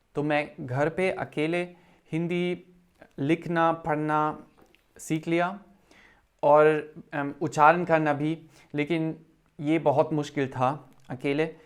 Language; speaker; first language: Hindi; non-native, fluent; German